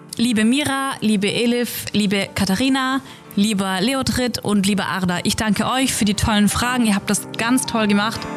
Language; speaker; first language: German; native; German